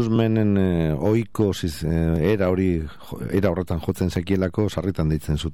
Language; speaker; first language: Basque; native; Basque